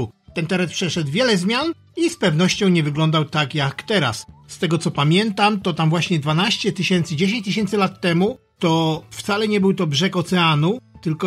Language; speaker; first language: Polish; native; Polish